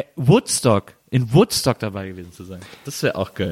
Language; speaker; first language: German; native; German